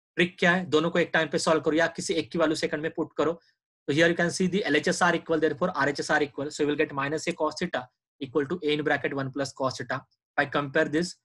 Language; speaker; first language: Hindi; non-native, local second language; Marathi